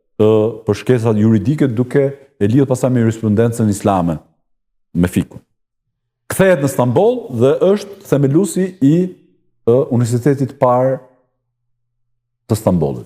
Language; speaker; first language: Albanian; native; Albanian